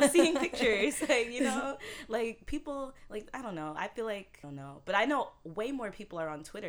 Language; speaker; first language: English; early bilingual, other home language; Haitian Creole